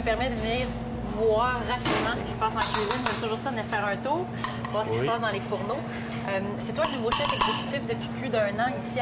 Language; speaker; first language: French; native; French